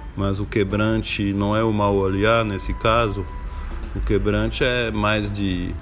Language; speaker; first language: Portuguese; non-native, fluent; French